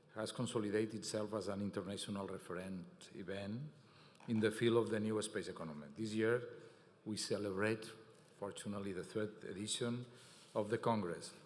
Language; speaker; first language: English; non-native, fluent; Catalan